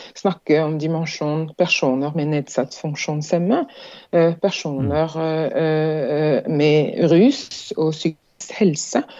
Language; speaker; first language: Norwegian; non-native, fluent; French